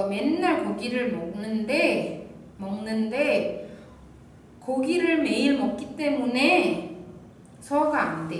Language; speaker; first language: Korean; non-native, fluent; Indonesian